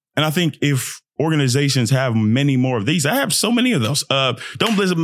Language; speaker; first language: English; early bilingual, other home language; Yoruba